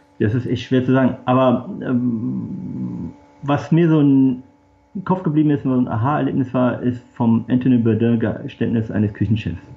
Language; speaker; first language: German; early bilingual, other home language; Korean